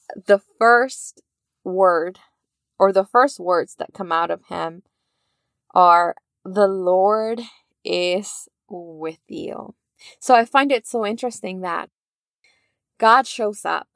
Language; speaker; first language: English; early bilingual, other home language; Spanish